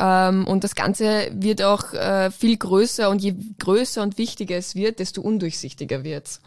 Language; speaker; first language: German; native; German